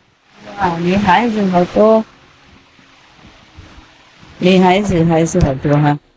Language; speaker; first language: Chinese; non-native, fluent; Vietnamese